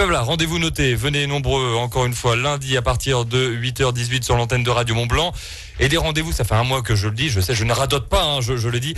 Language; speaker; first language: French; native; French